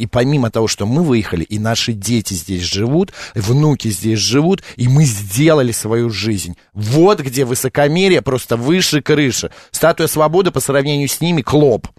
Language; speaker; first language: Russian; native; Russian